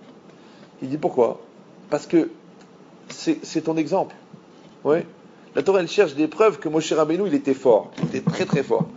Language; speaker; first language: French; native; French